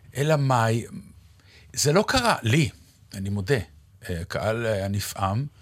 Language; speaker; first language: Hebrew; native; Hebrew